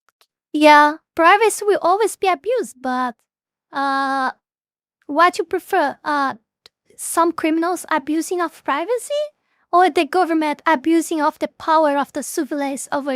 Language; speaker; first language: English; non-native, fluent; Portuguese